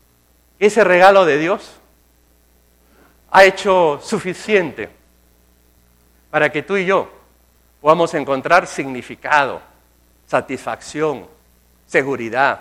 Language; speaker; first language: Spanish; native; Spanish